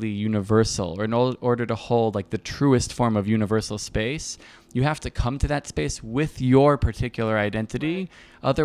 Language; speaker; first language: English; native; English